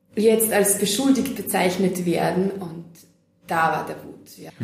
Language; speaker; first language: German; non-native, fluent; Serbian